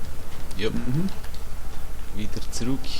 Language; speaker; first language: German; native; German